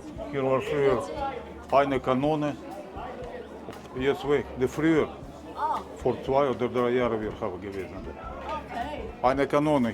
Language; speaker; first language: German; non-native, learner; Russian